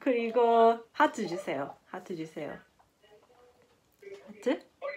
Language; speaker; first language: Korean; non-native, learner; English